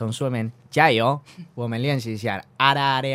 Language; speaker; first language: Chinese; non-native, learner; Spanish